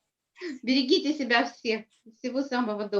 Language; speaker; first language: Russian; native; Russian